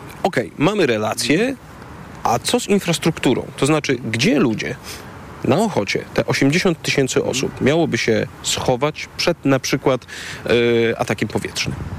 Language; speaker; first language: Polish; native; Polish